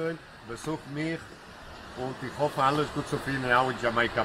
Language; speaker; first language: German; non-native, learner; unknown